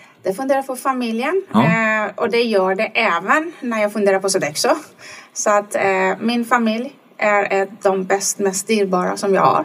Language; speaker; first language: Swedish; non-native, fluent; Persian